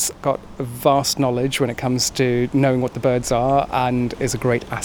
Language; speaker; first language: English; native; English